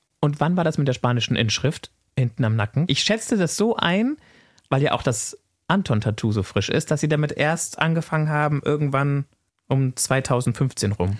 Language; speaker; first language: German; native; German